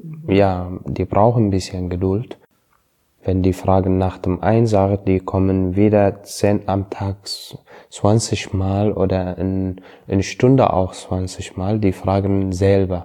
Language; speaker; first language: German; non-native, learner; Arabic